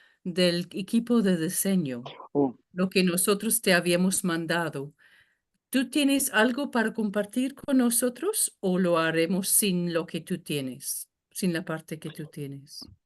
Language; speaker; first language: Spanish; non-native, fluent; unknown